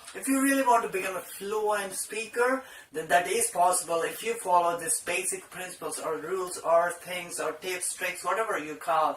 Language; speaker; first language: English; non-native, local second language; Telugu